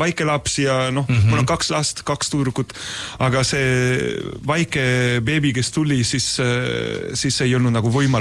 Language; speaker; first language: Estonian; non-native, fluent; Spanish